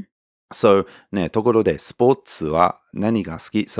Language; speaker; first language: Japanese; non-native, fluent; English